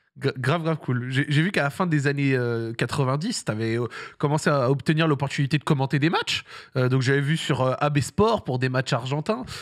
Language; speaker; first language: French; early bilingual, other home language; Arabic